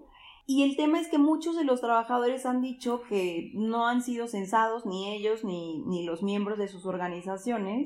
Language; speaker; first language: Spanish; native; Spanish